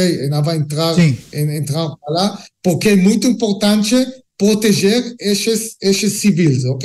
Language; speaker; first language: Portuguese; non-native, learner; Hebrew